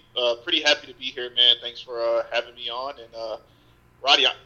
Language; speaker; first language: English; native; English